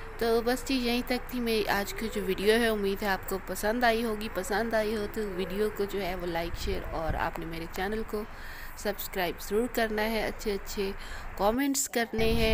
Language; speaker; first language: Urdu; non-native, local second language; Punjabi